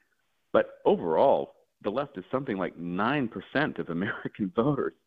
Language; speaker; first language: English; native; English